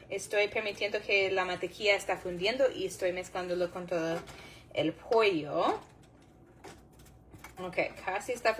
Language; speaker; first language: Spanish; non-native, learner; English